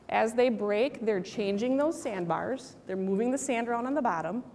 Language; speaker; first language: English; native; English